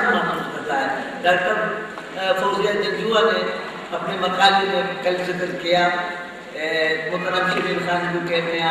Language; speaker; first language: Urdu; non-native, local second language; Khowar